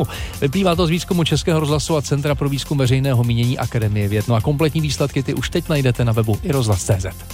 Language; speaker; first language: Czech; native; Czech